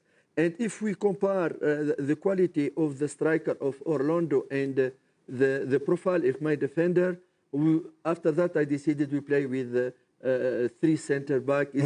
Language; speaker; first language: English; non-native, learner; French